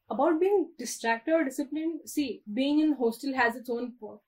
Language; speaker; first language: English; non-native, local second language; Hindi